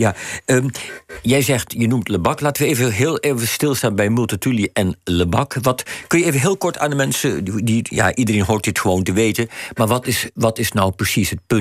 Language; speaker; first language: Dutch; native; Dutch